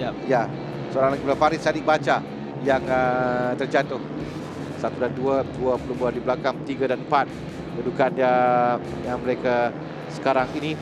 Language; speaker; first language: Malay; native; Malay